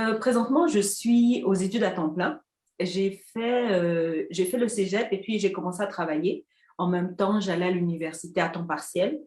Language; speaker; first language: French; non-native, local second language; Lingala